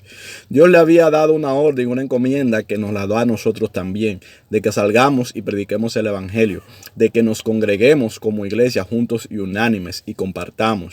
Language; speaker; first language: Spanish; native; Spanish